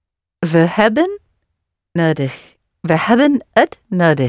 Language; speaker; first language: Dutch; non-native, learner; English